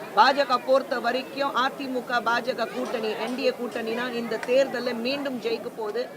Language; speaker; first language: Tamil; non-native, fluent; Hindi